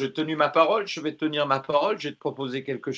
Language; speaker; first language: French; native; French